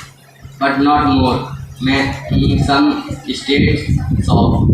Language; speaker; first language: English; non-native, learner; Hindi